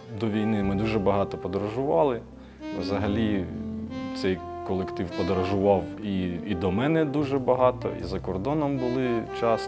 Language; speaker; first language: Ukrainian; native; Ukrainian